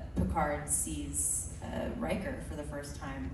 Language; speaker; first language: English; early bilingual, other home language; Filipino